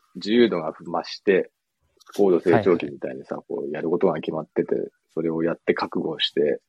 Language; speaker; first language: Japanese; early bilingual, other home language; English